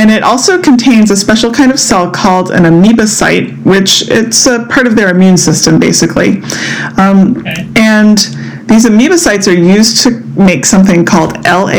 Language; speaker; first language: English; native; English